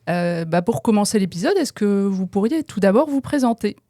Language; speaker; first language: French; native; French